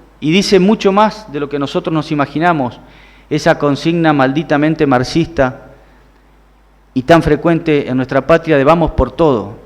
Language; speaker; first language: Spanish; native; Spanish